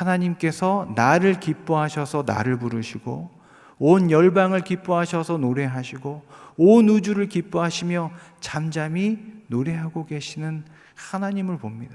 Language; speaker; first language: Korean; native; Korean